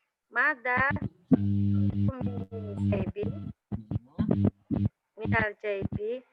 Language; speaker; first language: Arabic; non-native, learner; Indonesian